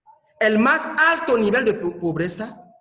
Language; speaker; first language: Spanish; non-native, fluent; French